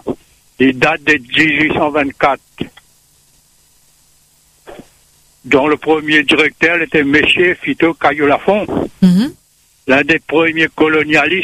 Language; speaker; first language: French; non-native, local second language; Réunion Creole French